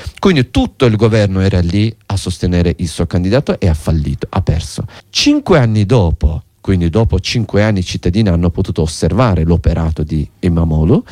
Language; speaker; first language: Italian; non-native, fluent; Turkish